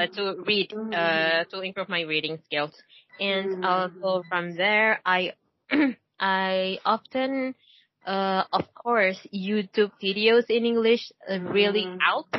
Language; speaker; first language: English; non-native, learner; Indonesian